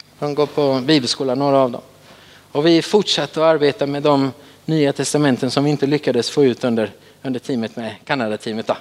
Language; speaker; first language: Swedish; native; Swedish